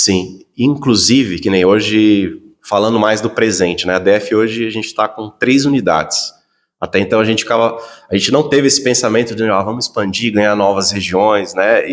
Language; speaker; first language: Portuguese; native; Portuguese